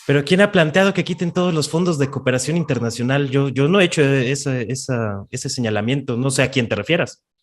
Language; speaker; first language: Spanish; native; Spanish